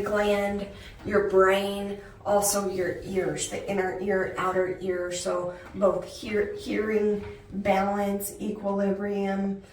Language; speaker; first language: English; native; English